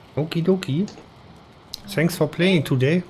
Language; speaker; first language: English; non-native, learner; German